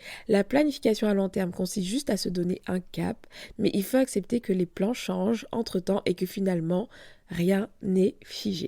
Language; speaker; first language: French; native; French